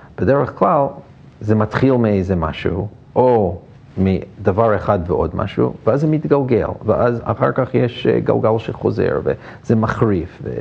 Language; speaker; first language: Hebrew; non-native, fluent; English